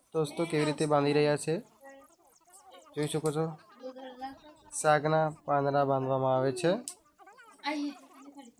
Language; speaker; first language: Gujarati; non-native, local second language; Bhili